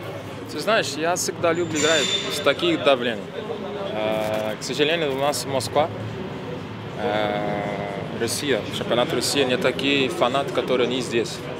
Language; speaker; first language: Russian; non-native, learner; Portuguese